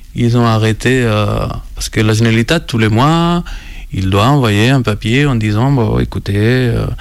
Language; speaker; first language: French; non-native, fluent; Spanish